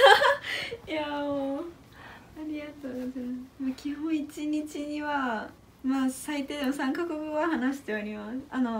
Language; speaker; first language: Japanese; early bilingual, other home language; Portuguese